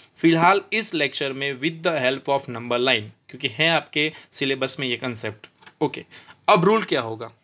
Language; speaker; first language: Hindi; non-native, local second language; Gujarati